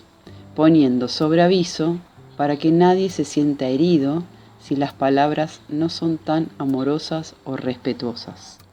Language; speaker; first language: Spanish; native; Spanish